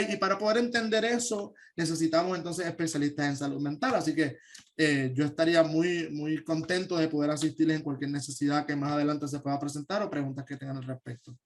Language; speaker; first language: Spanish; native; Spanish